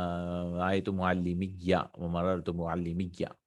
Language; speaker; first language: Arabic; non-native, fluent; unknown